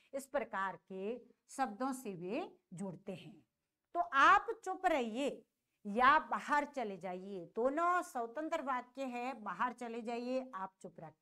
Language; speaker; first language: Hindi; native; Hindi